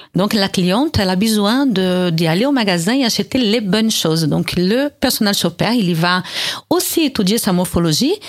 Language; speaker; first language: French; non-native, learner; Portuguese